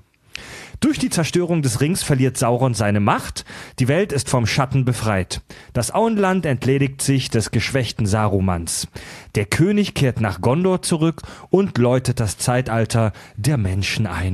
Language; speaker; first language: German; native; German